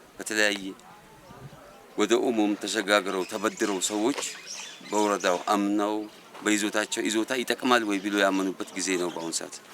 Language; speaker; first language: Amharic; non-native, local second language; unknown